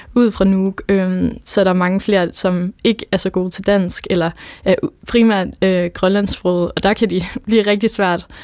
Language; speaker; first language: Danish; native; Danish